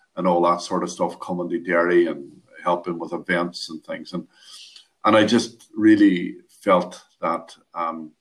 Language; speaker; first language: English; native; English